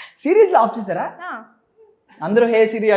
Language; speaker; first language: Telugu; native; Telugu